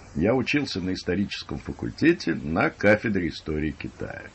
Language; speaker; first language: Russian; native; Russian